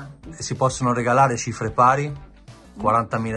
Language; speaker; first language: Italian; native; Italian